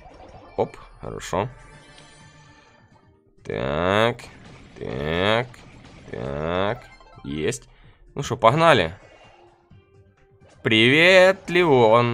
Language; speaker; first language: Russian; native; Russian